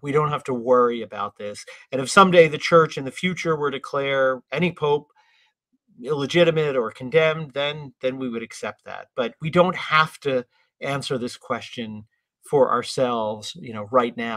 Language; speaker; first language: English; native; English